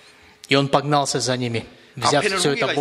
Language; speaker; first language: Russian; native; Russian